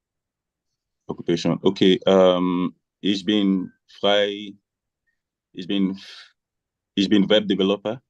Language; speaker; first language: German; non-native, learner; English